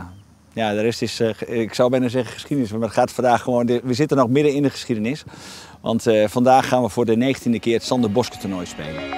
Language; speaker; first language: Dutch; native; Dutch